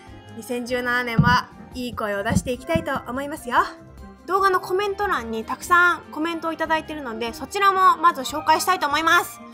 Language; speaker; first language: Japanese; native; Japanese